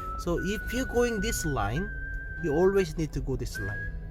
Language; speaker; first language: English; non-native, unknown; Korean